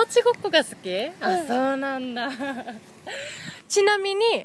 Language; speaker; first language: Japanese; native; Japanese